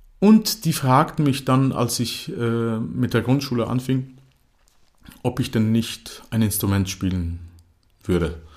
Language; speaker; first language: German; non-native, fluent; Croatian